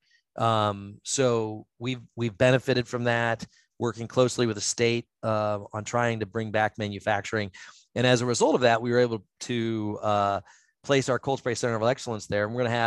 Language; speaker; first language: English; native; English